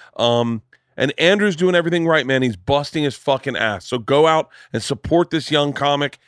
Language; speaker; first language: English; native; English